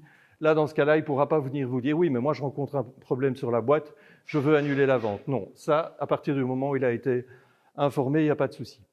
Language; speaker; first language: French; native; French